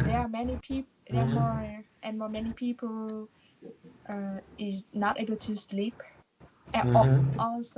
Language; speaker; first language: English; non-native, learner; Vietnamese